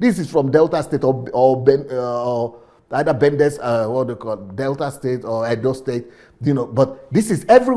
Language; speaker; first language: English; non-native, local second language; Yoruba